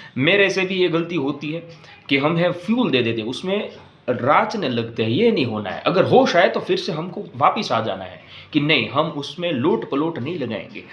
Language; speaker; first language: Hindi; non-native, local second language; Gujarati